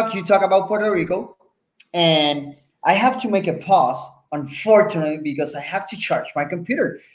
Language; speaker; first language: English; non-native, fluent; Spanish